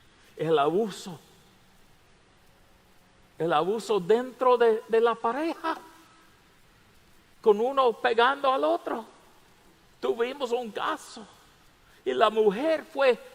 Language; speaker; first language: Spanish; non-native, fluent; English